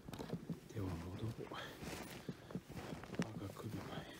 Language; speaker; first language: Japanese; non-native, fluent; French